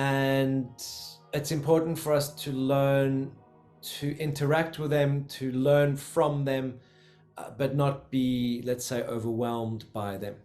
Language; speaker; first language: English; native; English